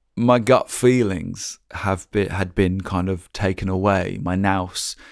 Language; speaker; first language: English; native; English